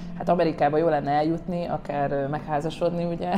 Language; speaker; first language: Hungarian; native; Hungarian